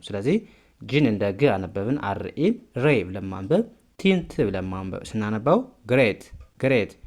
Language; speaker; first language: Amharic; native; Amharic